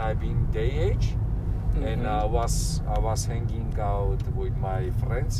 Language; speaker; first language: English; non-native, learner; Armenian